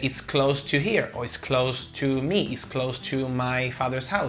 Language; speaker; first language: English; non-native, fluent; Spanish